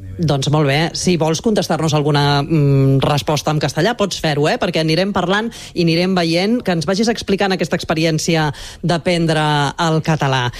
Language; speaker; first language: Catalan; native; Catalan